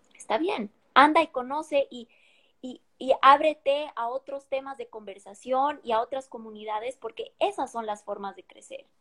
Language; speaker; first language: Spanish; native; Spanish